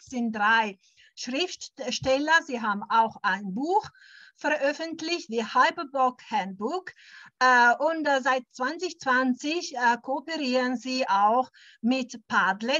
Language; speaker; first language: German; early bilingual, heritage; German